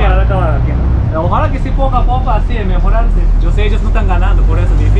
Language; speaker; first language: Spanish; non-native, learner; Japanese